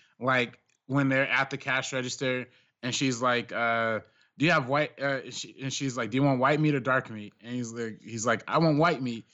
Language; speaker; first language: English; native; English